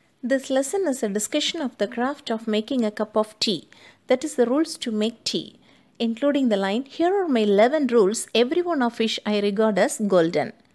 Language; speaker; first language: English; non-native, local second language; Tamil